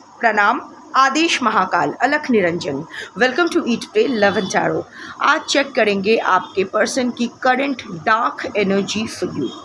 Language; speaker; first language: Hindi; non-native, local second language; Bangla